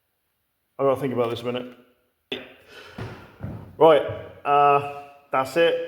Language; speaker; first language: English; native; English